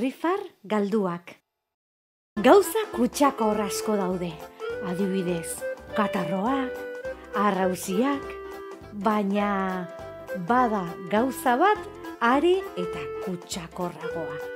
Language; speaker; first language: Basque; native; Basque